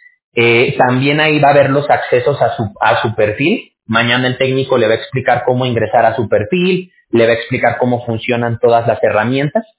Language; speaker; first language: Spanish; native; Spanish